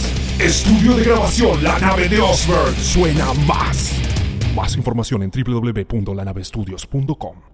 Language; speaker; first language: Spanish; native; Spanish